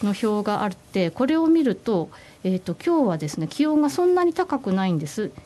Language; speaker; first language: Japanese; native; Japanese